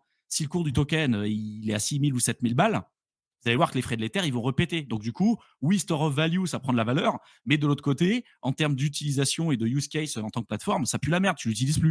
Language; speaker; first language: French; native; French